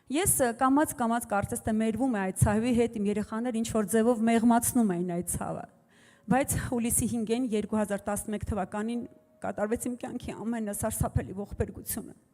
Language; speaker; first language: Armenian; native; Armenian